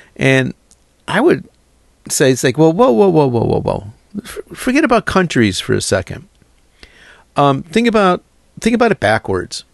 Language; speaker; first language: English; native; English